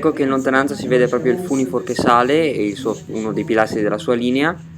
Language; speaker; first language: Italian; native; Italian